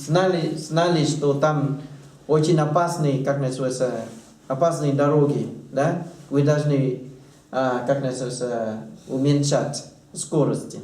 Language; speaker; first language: Russian; non-native, learner; Thai